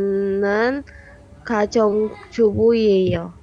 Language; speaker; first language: Korean; non-native, learner; Indonesian